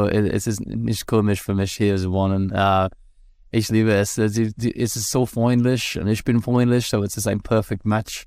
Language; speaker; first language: German; non-native, learner; English